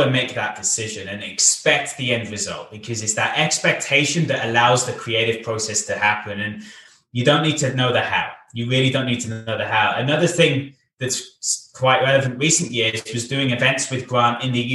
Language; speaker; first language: English; native; English